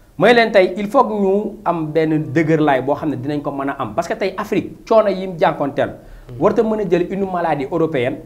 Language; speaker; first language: French; non-native, local second language; Wolof